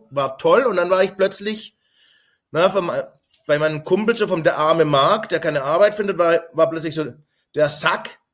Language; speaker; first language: German; native; German